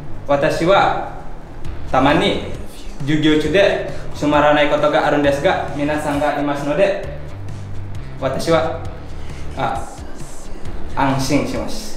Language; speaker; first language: Japanese; non-native, learner; Indonesian